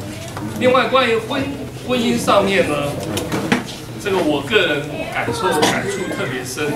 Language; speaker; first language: Chinese; native; Chinese